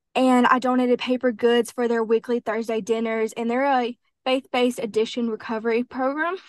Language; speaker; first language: English; native; English